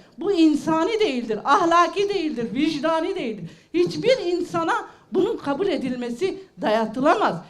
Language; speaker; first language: Turkish; non-native, local second language; Kurdish